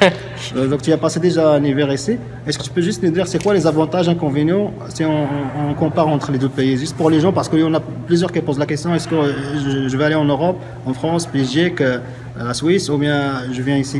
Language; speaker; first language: French; non-native, local second language; Arabic